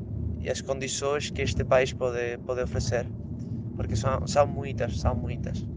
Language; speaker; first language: Portuguese; non-native, fluent; Spanish